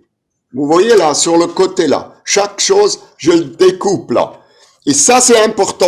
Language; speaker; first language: French; non-native, fluent; German